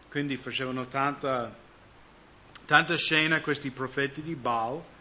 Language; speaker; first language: Italian; non-native, fluent; English